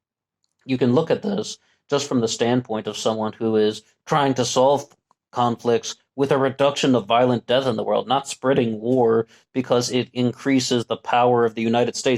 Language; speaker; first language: English; native; English